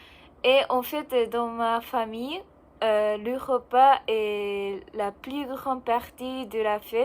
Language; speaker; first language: French; non-native, learner; Japanese